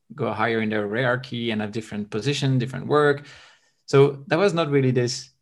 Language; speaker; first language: English; non-native, fluent; French